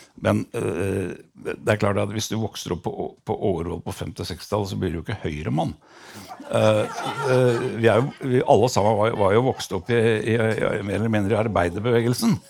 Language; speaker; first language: Norwegian; native; Norwegian